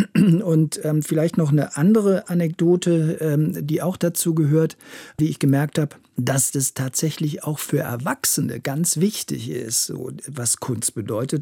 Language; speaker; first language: German; native; German